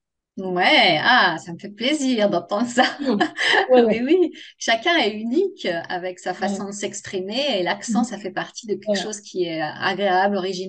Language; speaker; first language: French; native; French